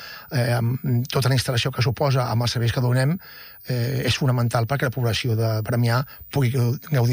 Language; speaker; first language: Catalan; native; Catalan